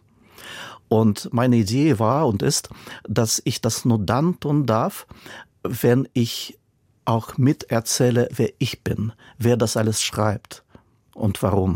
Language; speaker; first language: German; non-native, fluent; Russian